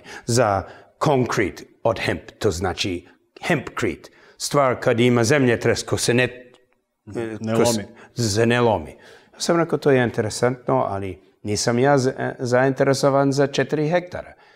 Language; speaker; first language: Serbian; early bilingual, heritage; English